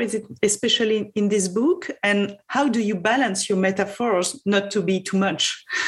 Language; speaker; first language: English; non-native, fluent; French